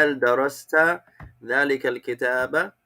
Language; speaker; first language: Arabic; non-native, fluent; English